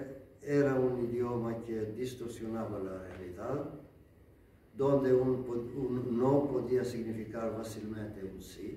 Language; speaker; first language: Spanish; non-native, learner; Greek